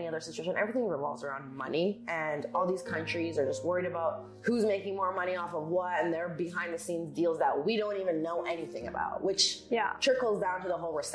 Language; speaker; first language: English; early bilingual, other home language; Persian